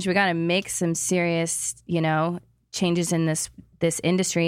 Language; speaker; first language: English; native; English